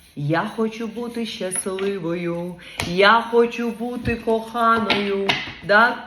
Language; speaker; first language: Ukrainian; non-native, local second language; Russian